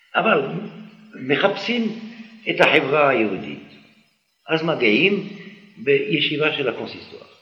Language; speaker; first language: Hebrew; non-native, fluent; French